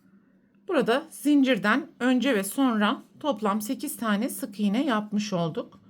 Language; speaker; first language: Turkish; native; Turkish